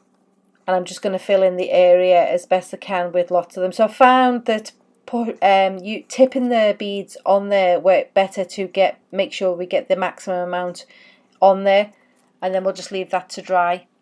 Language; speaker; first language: English; native; English